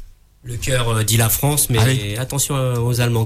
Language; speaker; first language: French; native; French